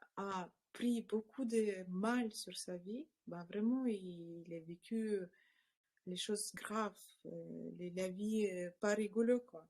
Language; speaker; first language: French; non-native, learner; Russian